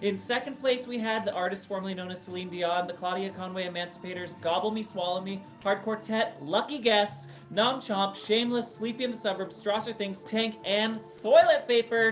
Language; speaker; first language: English; native; English